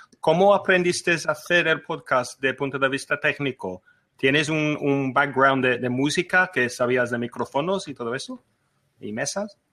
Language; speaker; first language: Spanish; non-native, fluent; English